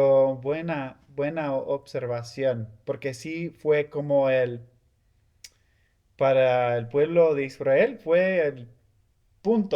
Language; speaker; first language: Spanish; non-native, fluent; English